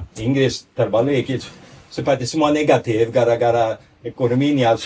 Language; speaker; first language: Indonesian; non-native, fluent; Swedish